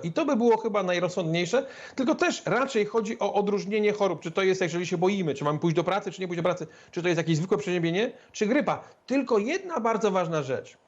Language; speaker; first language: Polish; native; Polish